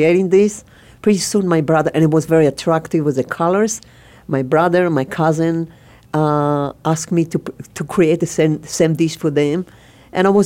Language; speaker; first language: English; non-native, learner; Hebrew